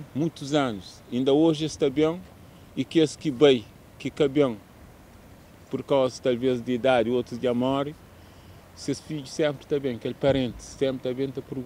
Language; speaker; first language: Portuguese; non-native, local second language; Kabuverdianu